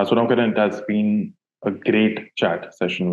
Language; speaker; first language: English; non-native, local second language; Hindi